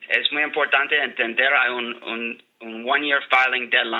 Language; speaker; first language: Spanish; non-native, learner; English